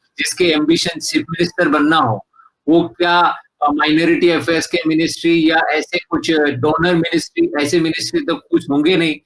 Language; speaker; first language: Hindi; non-native, local second language; Assamese